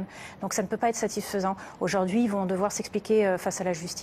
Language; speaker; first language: French; native; French